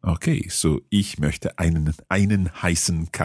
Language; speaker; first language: German; non-native, learner; English